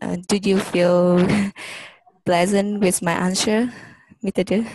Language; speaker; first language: English; non-native, learner; Vietnamese